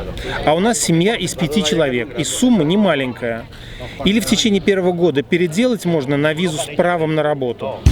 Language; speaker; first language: Russian; native; Russian